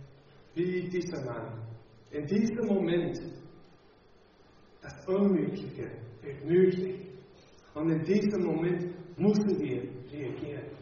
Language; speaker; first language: German; non-native, fluent; English